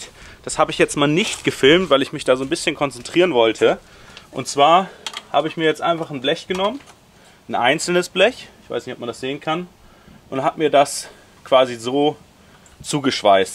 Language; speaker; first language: German; native; German